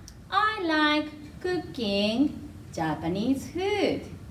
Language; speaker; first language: English; non-native, fluent; Japanese